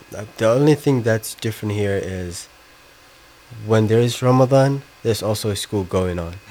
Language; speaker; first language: English; non-native, fluent; Somali